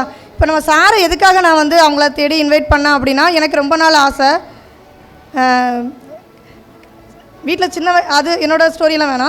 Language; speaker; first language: Tamil; native; Tamil